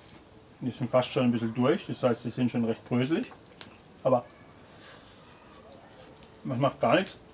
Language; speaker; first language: German; native; German